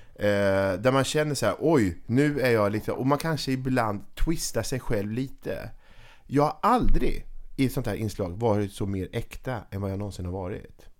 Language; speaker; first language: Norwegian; native; Norwegian